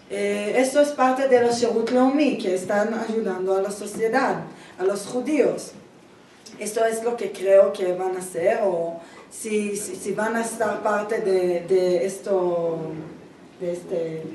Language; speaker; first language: Spanish; non-native, fluent; Hebrew